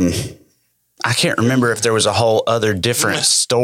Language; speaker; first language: English; native; English